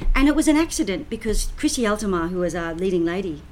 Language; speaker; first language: English; native; English